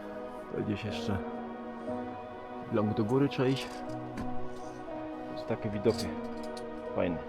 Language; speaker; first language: Polish; non-native, local second language; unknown